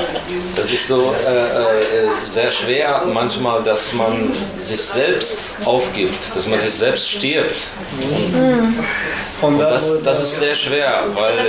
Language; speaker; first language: German; non-native, learner; Russian